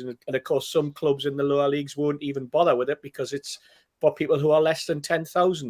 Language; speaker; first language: English; native; English